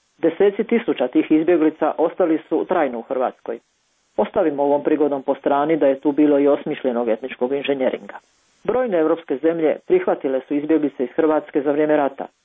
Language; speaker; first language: Croatian; native; Croatian